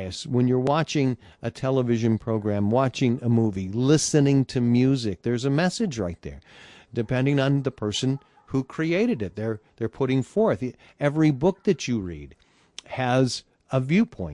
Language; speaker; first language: English; native; English